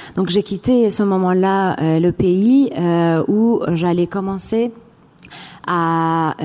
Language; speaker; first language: French; non-native, fluent; Persian